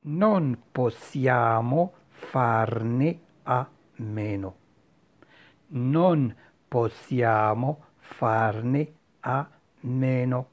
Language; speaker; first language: Italian; non-native, fluent; Arabic